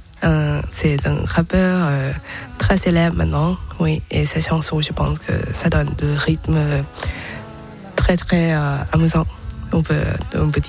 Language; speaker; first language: French; non-native, learner; Thai